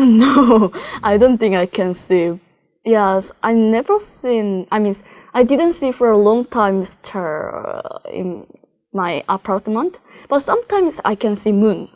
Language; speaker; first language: English; non-native, learner; Korean